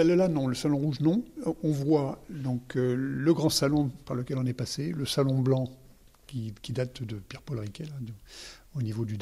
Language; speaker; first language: French; native; French